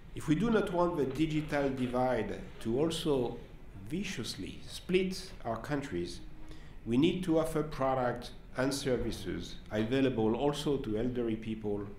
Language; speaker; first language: English; non-native, fluent; French